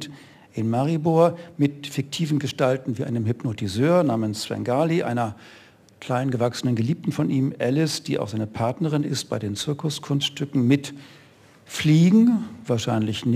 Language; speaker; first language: German; native; German